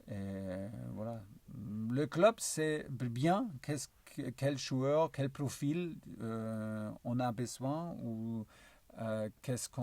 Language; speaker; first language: French; non-native, learner; German